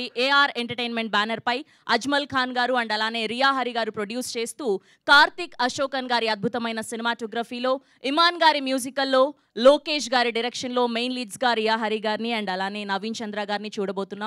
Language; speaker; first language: Telugu; native; Telugu